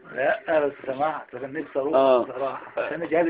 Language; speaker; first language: Arabic; native; Arabic